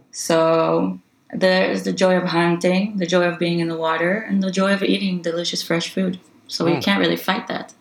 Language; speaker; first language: English; non-native, fluent; Hebrew